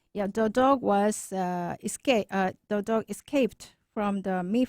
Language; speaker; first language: English; non-native, learner; Korean